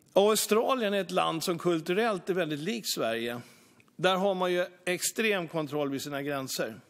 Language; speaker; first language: Swedish; native; Swedish